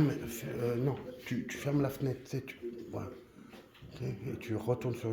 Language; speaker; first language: French; native; French